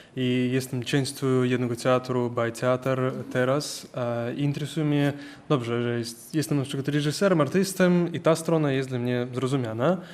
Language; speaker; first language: Polish; non-native, learner; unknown